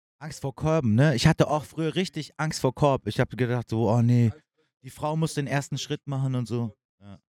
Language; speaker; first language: German; early bilingual, other home language; Turkish